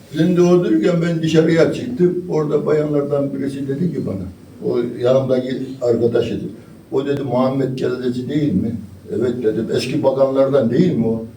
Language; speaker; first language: Turkish; native; Turkish